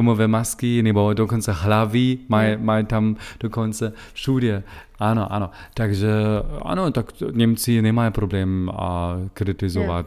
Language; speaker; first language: Czech; non-native, learner; German